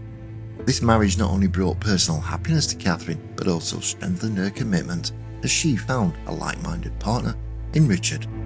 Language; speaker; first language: English; native; English